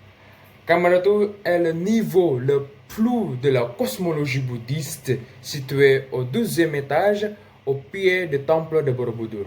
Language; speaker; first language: French; non-native, learner; Indonesian